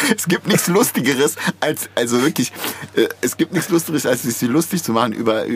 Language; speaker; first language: German; native; German